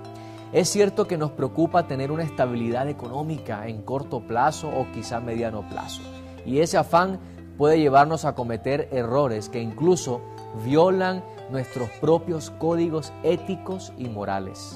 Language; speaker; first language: Spanish; native; Spanish